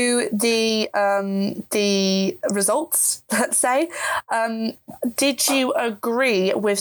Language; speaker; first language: English; native; English